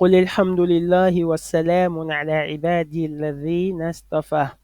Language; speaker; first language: Arabic; non-native, fluent; French